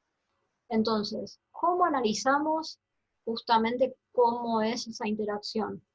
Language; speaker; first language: Spanish; native; Spanish